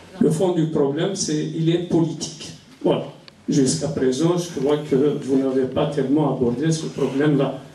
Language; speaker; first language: French; non-native, local second language; Kabyle